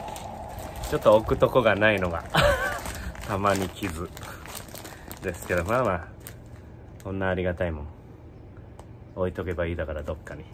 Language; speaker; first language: Japanese; native; Japanese